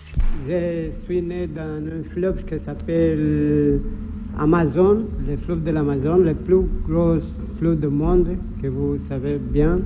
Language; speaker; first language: French; non-native, learner; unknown